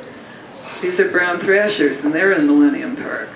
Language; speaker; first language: English; native; English